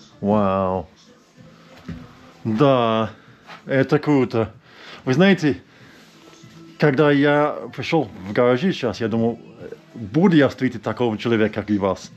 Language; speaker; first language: Russian; non-native, learner; English